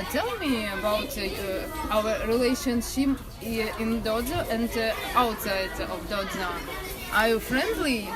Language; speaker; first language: English; non-native, learner; Russian